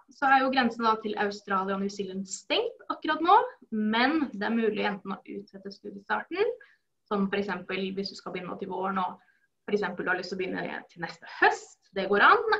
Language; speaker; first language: Norwegian; native; Norwegian